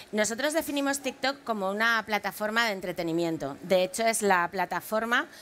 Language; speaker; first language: Spanish; native; Spanish